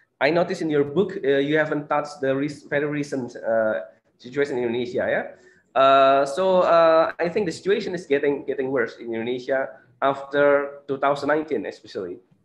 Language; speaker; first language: English; non-native, fluent; Indonesian